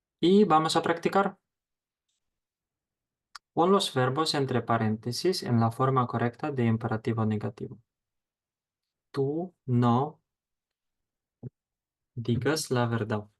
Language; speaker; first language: Spanish; non-native, fluent; Ukrainian